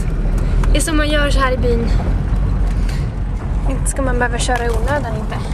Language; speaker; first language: Swedish; native; Swedish